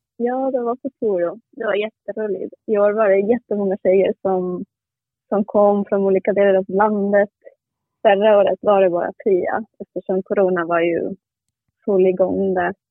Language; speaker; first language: Swedish; non-native, fluent; Spanish